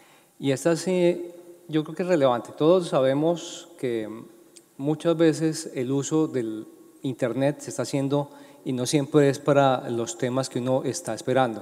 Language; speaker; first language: Spanish; native; Spanish